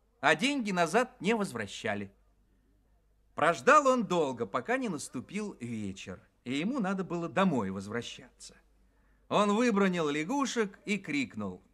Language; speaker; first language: Russian; native; Russian